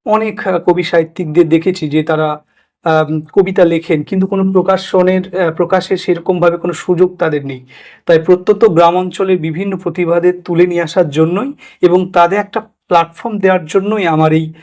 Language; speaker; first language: Bangla; native; Bangla